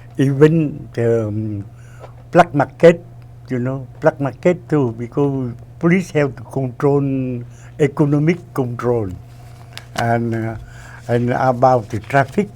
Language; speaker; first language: English; non-native, learner; Vietnamese